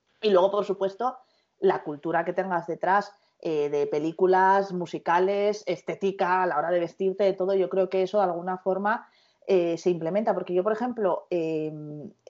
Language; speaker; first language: Spanish; native; Spanish